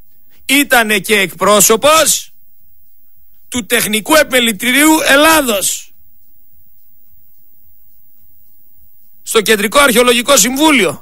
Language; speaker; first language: Greek; native; Greek